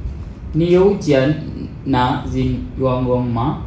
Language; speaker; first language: Chinese; non-native, learner; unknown